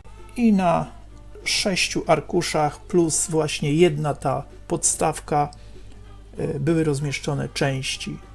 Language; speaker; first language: Polish; native; Polish